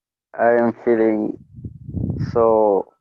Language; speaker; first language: English; non-native, learner; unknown